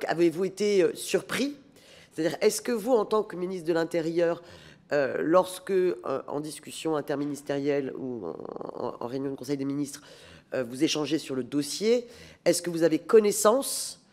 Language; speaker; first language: French; native; French